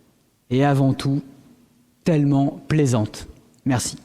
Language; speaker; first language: French; native; French